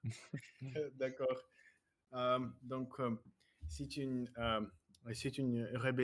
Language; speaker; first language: French; non-native, learner; Russian